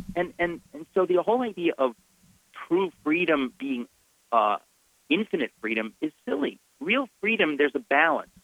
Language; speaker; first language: English; native; English